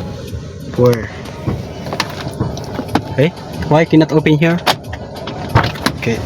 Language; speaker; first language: English; non-native, local second language; Filipino